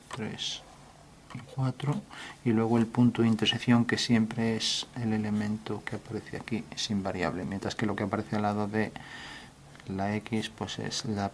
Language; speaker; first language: Spanish; native; Spanish